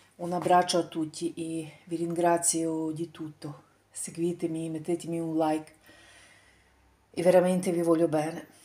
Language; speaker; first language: Italian; non-native, learner; Ukrainian